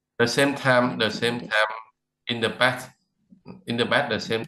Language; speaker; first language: English; non-native, learner; Vietnamese